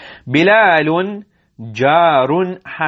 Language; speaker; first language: Arabic; non-native, fluent; English